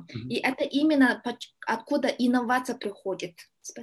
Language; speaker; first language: Russian; non-native, learner; Kyrgyz